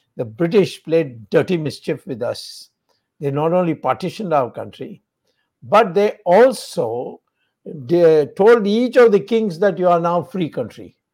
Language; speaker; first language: English; non-native, local second language; Tamil